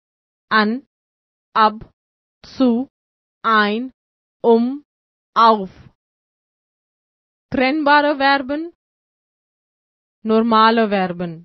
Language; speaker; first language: German; non-native, fluent; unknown